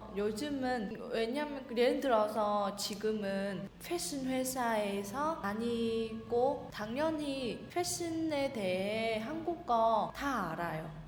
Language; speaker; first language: Korean; non-native, learner; Vietnamese